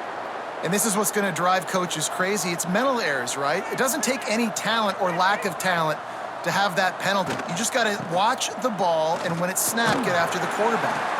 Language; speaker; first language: English; native; English